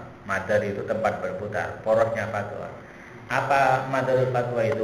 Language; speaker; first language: Indonesian; native; Indonesian